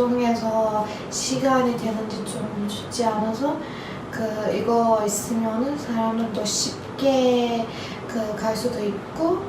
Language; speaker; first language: Korean; non-native, learner; Turkish